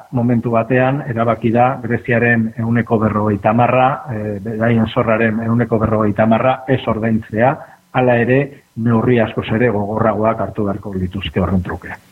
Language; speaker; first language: Basque; native; Basque